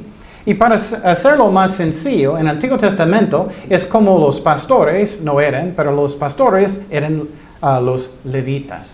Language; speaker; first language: Spanish; non-native, fluent; English